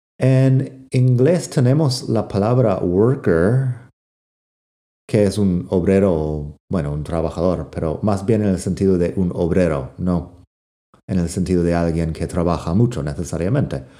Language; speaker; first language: Spanish; non-native, fluent; English